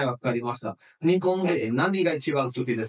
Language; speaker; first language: Japanese; non-native, fluent; Bangla